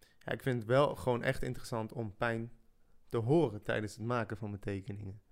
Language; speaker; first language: Dutch; early bilingual, other home language; French